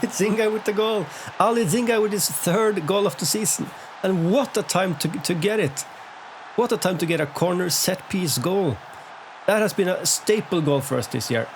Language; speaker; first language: English; non-native, fluent; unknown